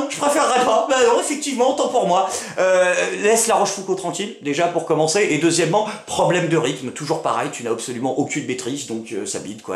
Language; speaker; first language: French; native; French